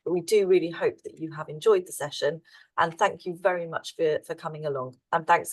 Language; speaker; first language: English; native; English